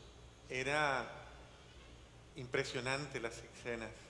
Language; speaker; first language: Spanish; native; Spanish